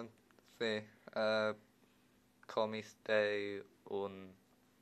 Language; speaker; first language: Spanish; non-native, learner; English